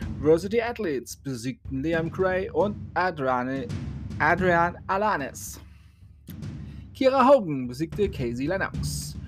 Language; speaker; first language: German; native; German